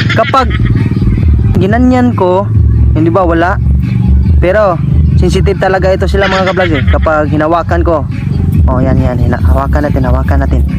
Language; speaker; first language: Filipino; non-native, local second language; Cebuano